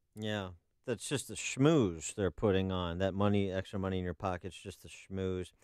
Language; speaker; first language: English; native; English